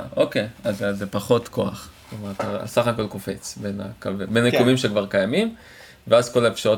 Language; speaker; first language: Hebrew; native; Hebrew